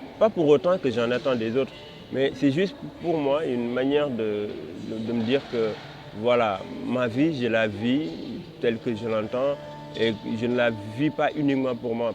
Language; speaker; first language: French; non-native, local second language; Wolof